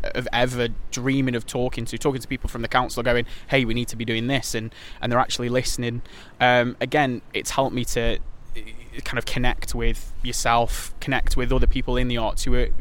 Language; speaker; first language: English; native; English